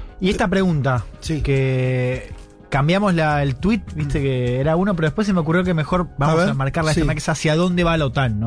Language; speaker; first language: Spanish; native; Spanish